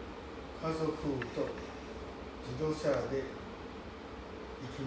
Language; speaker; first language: Japanese; non-native, learner; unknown